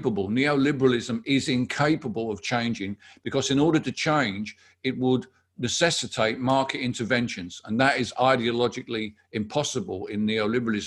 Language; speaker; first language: English; native; English